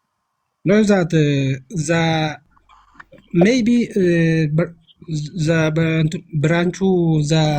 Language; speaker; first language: English; non-native, learner; Amharic